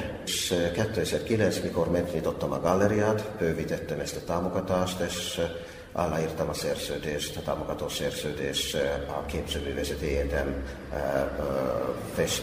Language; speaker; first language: Hungarian; non-native, fluent; Finnish